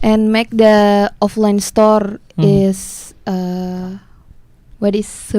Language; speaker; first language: English; non-native, learner; Indonesian